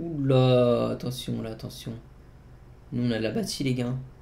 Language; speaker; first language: French; native; French